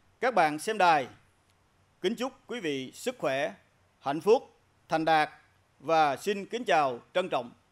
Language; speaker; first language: Vietnamese; non-native, local second language; Eastern Cham